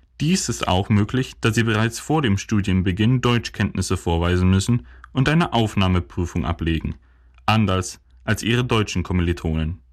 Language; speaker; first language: German; native; German